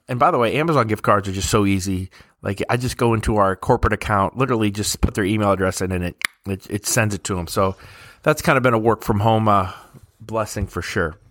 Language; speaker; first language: English; native; English